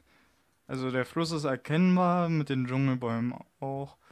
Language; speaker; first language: German; native; German